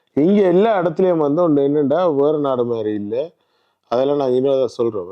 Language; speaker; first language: Tamil; native; Tamil